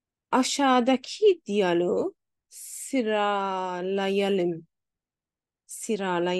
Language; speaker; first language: Turkish; non-native, fluent; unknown